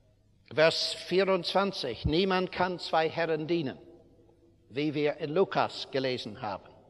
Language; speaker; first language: German; non-native, fluent; English